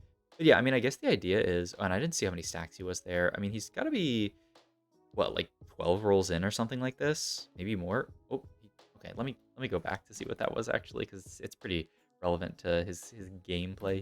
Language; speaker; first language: English; native; English